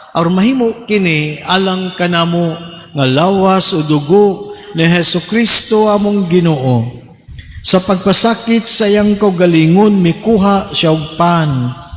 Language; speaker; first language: Cebuano; native; Cebuano